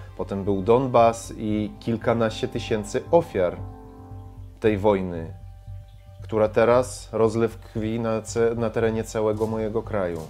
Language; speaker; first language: Polish; non-native, fluent; Ukrainian